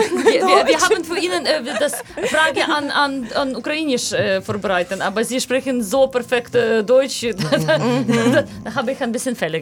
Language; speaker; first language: German; non-native, learner; Ukrainian